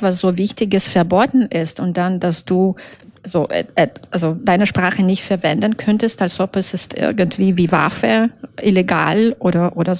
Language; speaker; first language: German; non-native, fluent; Russian